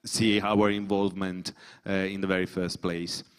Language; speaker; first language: English; non-native, fluent; Italian